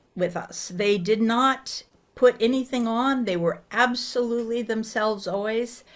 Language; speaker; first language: English; native; English